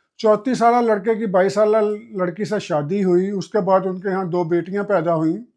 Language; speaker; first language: Urdu; non-native, local second language; Punjabi